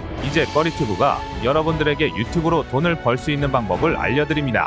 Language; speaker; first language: Korean; native; Korean